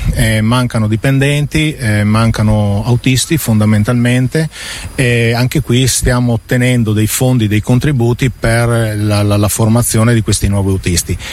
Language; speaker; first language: Italian; native; Italian